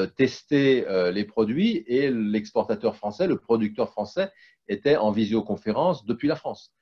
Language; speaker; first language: French; native; French